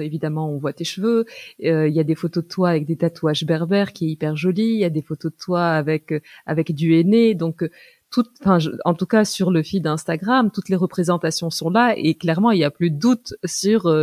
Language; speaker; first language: French; native; French